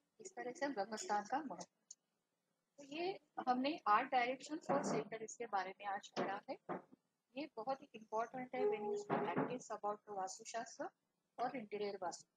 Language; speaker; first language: Hindi; non-native, local second language; Marathi